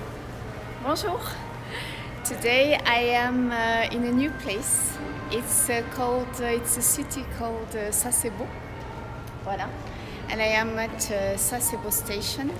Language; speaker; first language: English; non-native, fluent; French